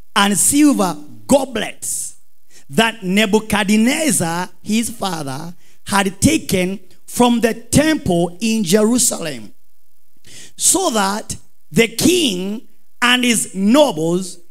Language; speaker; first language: English; non-native, local second language; Swahili